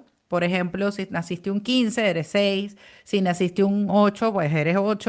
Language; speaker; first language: Spanish; native; Spanish